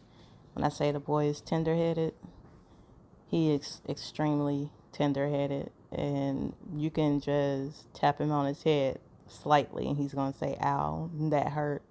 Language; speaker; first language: English; native; English